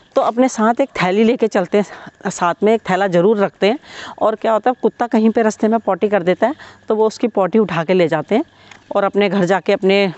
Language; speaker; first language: Hindi; native; Hindi